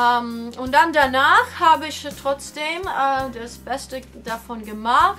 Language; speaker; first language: German; non-native, fluent; English